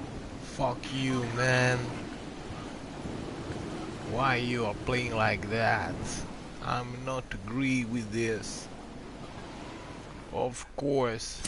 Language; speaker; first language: English; non-native, learner; French